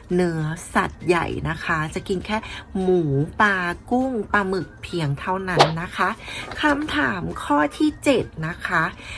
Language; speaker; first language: Thai; native; Thai